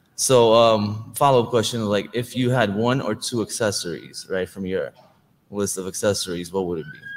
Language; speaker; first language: English; non-native, fluent; Russian